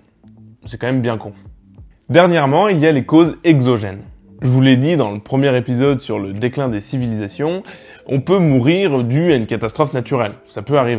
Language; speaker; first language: French; native; French